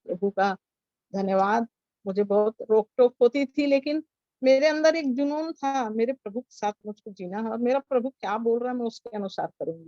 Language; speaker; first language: Hindi; native; Hindi